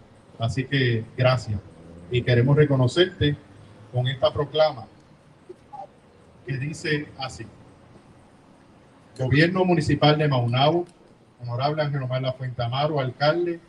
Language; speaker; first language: Spanish; native; Spanish